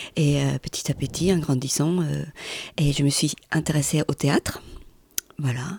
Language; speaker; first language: French; non-native, fluent; Spanish